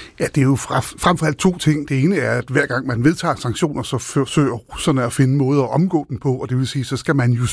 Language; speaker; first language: Danish; native; Danish